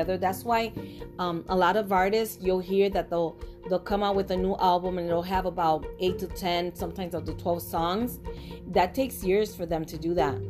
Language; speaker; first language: English; non-native, fluent; Spanish